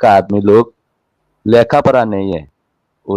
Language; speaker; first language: Hindi; non-native, learner; Bangla